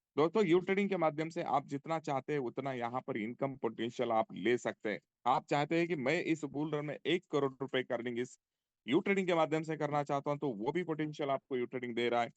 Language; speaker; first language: Hindi; non-native, local second language; Marathi